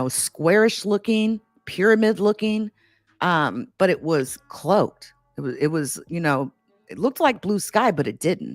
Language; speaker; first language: English; native; English